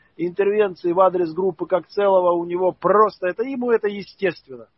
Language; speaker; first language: Russian; native; Russian